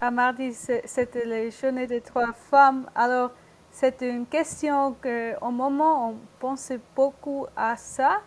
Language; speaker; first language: French; non-native, learner; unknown